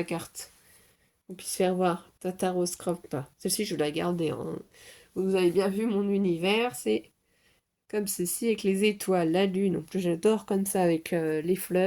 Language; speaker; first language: French; native; French